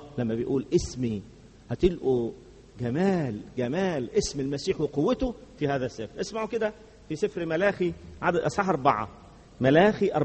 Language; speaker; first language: Arabic; native; Arabic